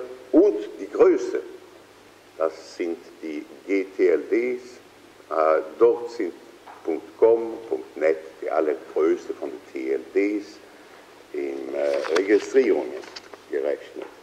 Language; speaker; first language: German; non-native, fluent; Swedish